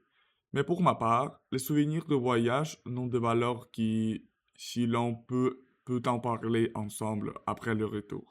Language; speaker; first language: French; non-native, learner; Russian